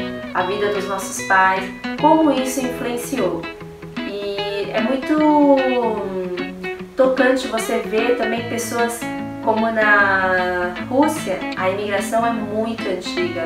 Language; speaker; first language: Portuguese; early bilingual, heritage; Korean